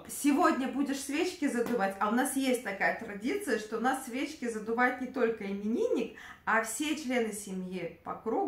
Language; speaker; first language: Russian; native; Russian